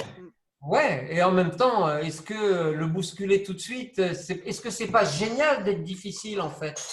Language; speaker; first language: French; native; French